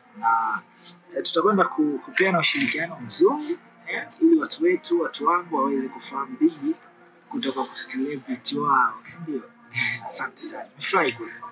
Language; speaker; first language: Swahili; native; Swahili